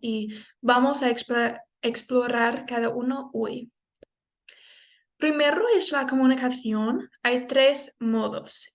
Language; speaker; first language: Spanish; non-native, fluent; English